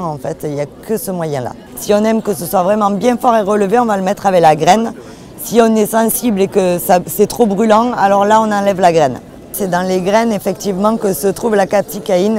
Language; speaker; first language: French; native; French